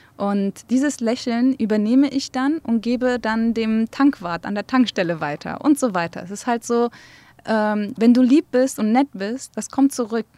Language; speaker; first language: German; early bilingual, other home language; Central Kurdish